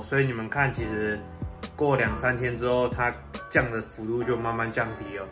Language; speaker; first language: Chinese; native; Chinese